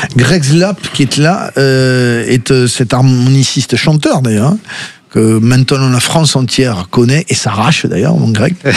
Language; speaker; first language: French; native; French